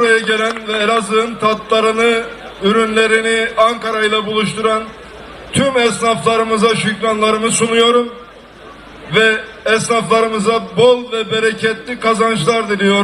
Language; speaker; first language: Turkish; native; Turkish